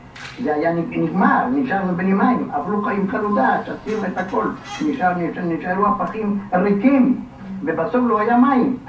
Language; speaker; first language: Hebrew; non-native, fluent; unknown